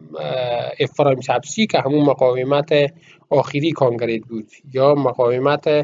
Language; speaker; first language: Persian; native; Persian